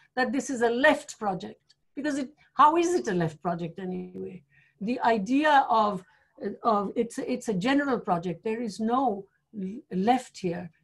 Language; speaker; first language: English; non-native, local second language; Bangla